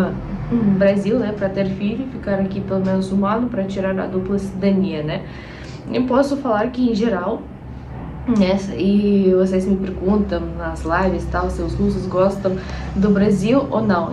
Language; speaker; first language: Portuguese; non-native, fluent; Russian